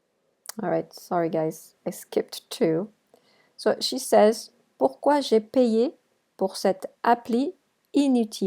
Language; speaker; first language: French; non-native, fluent; English